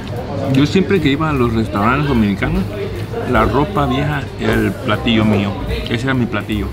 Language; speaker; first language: Spanish; native; Spanish